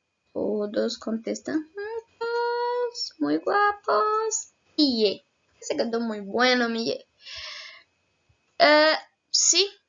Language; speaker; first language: Spanish; non-native, fluent; Portuguese